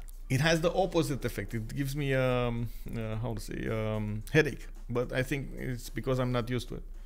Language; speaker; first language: English; non-native, fluent; Romanian